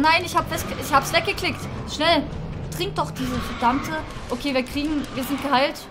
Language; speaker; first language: German; native; German